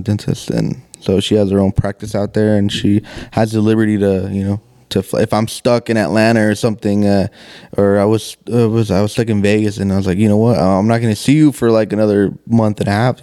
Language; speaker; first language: English; early bilingual, other home language; Spanish